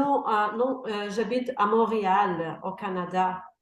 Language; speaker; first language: French; non-native, learner; Russian